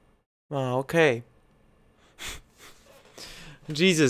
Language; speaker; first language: English; non-native, learner; Russian